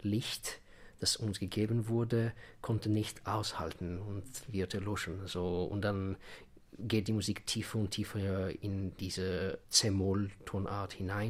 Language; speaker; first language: German; non-native, fluent; Russian